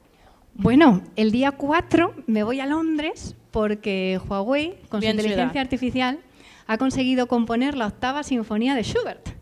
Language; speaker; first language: Spanish; native; Spanish